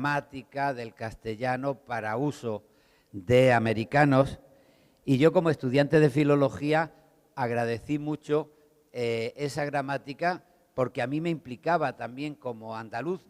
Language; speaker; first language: Spanish; native; Spanish